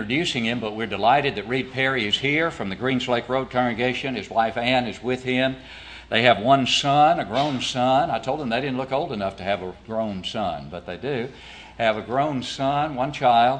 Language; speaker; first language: English; native; English